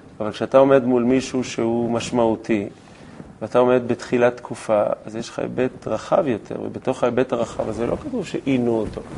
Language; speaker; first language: Hebrew; native; Hebrew